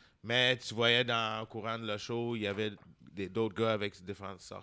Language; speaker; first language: French; native; French